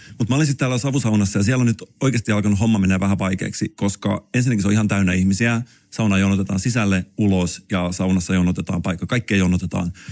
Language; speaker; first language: Finnish; native; Finnish